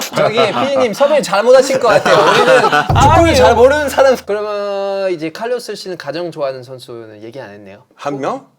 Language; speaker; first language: Korean; non-native, fluent; French